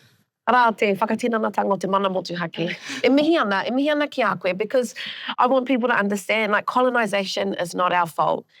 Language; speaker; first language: Māori; non-native, local second language; English